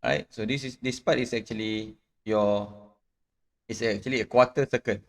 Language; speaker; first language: English; non-native, local second language; Malay